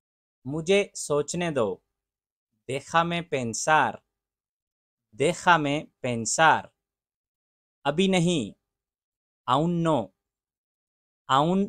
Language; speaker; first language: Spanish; non-native, learner; Urdu